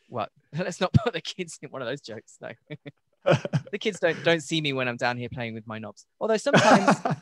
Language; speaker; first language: English; native; English